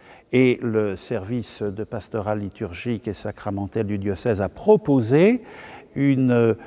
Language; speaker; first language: French; native; French